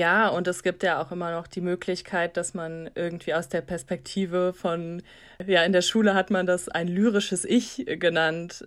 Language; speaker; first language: German; native; German